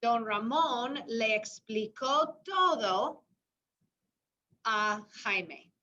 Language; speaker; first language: Spanish; non-native, fluent; English